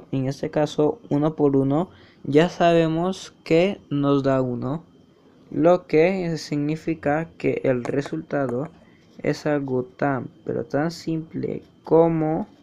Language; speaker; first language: Spanish; native; Spanish